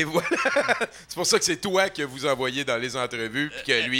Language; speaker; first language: French; native; French